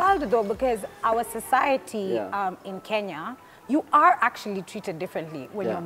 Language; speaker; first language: English; non-native, local second language; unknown